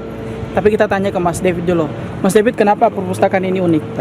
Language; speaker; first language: Indonesian; native; Indonesian